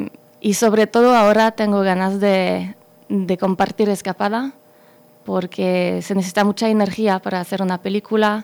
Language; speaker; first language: Spanish; non-native, fluent; French